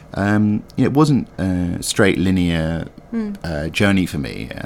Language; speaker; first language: English; native; English